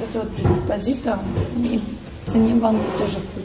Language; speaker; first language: Russian; native; Russian